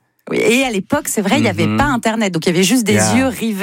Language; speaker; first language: French; native; French